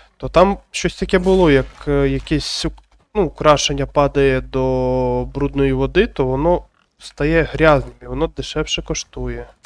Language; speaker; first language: Ukrainian; non-native, local second language; Russian